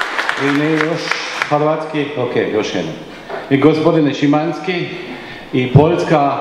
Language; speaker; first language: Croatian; non-native, learner; German